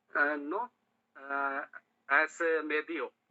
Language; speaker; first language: Spanish; non-native, learner; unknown